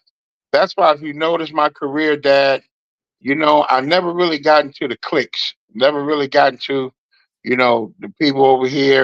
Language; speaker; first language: English; native; English